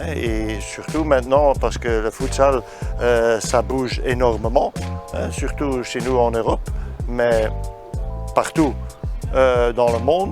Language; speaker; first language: French; non-native, learner; Dutch